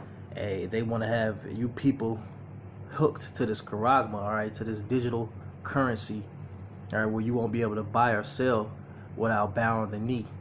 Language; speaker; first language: English; native; English